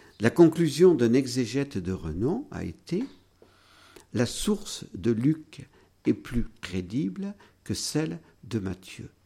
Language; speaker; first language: French; native; French